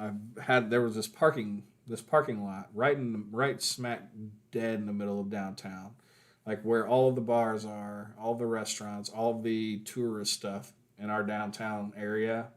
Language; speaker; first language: English; native; English